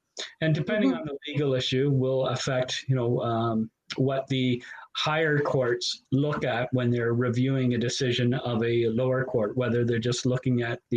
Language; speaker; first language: English; native; English